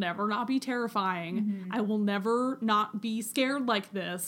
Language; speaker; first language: English; native; English